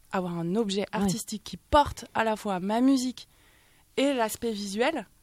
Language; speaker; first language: French; native; French